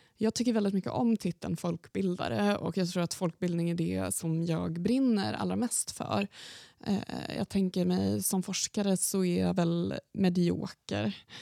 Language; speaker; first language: Swedish; native; Swedish